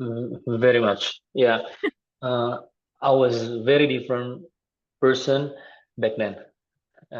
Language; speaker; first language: English; non-native, fluent; Indonesian